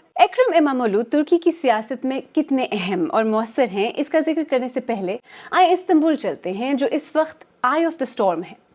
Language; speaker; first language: Urdu; native; Urdu